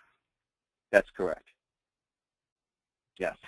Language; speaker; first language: English; native; English